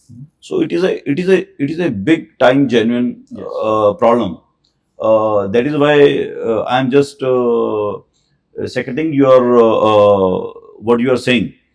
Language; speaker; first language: English; non-native, local second language; Hindi